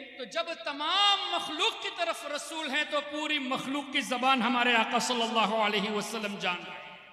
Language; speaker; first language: Urdu; non-native, fluent; Memoni